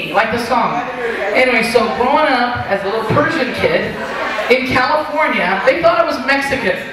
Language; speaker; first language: English; native; English